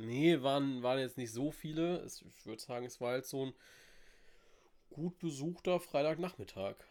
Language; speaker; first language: German; native; German